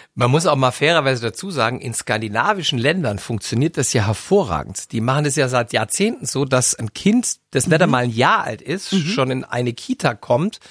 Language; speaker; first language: German; native; German